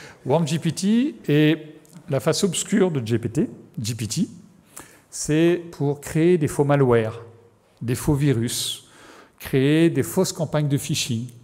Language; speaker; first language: French; native; French